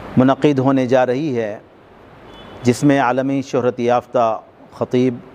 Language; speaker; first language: Urdu; native; Urdu